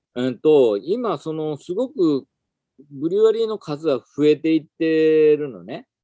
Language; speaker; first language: Japanese; native; Japanese